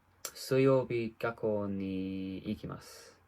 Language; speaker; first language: Japanese; non-native, learner; English